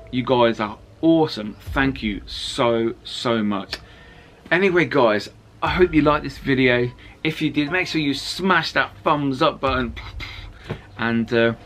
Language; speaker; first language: English; native; English